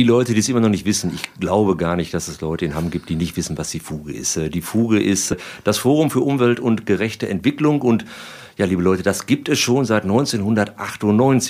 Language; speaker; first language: German; native; German